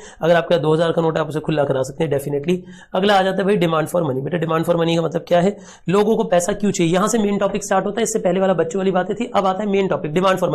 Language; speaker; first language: Hindi; native; Hindi